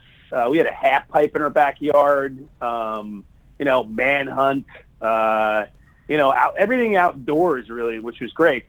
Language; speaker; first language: English; native; English